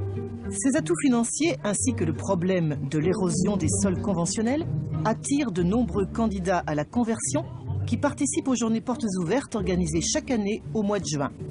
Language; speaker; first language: French; native; French